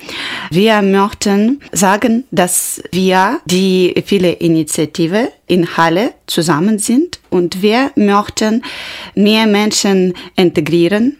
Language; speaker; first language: German; non-native, learner; Ukrainian